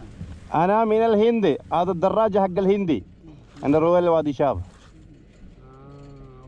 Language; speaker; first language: Arabic; non-native, learner; Malayalam